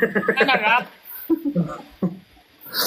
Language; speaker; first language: Filipino; non-native, learner; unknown